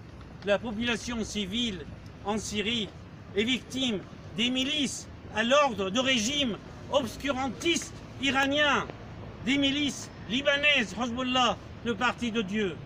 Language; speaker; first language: French; non-native, fluent; Arabic